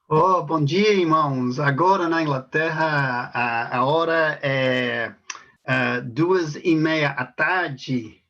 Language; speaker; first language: Portuguese; non-native, fluent; English